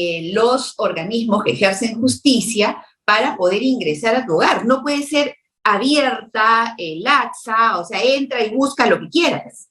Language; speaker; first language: Spanish; native; Spanish